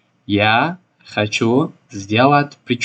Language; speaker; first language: Russian; non-native, local second language; Tajik